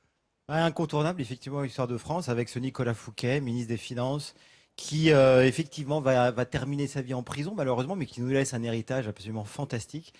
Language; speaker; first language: French; native; French